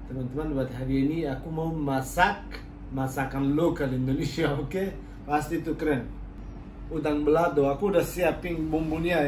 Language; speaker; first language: Indonesian; non-native, learner; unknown